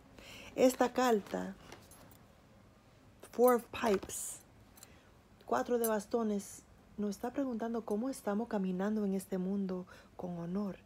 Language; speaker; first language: Spanish; early bilingual, heritage; Spanish